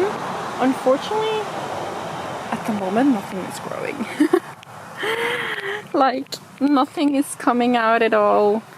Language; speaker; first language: English; non-native, fluent; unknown